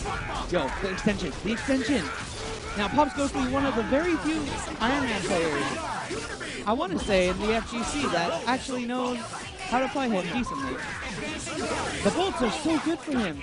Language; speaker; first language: English; native; English